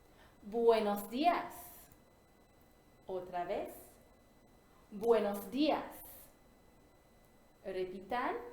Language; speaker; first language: Spanish; non-native, fluent; English